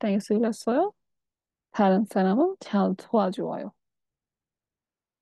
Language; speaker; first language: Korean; non-native, fluent; Bangla